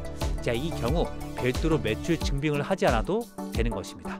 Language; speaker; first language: Korean; native; Korean